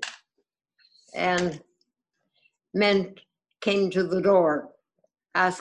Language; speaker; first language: English; native; English